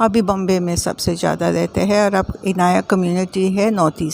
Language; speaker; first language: Hindi; non-native, local second language; English